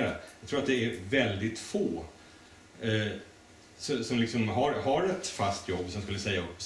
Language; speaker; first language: Swedish; native; Swedish